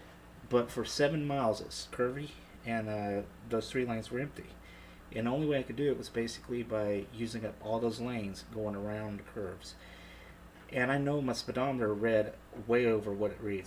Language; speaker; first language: English; native; English